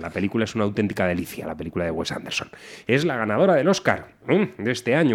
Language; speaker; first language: Spanish; native; Spanish